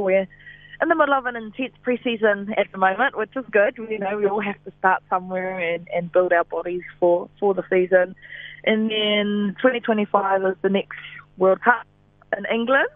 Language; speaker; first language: English; native; English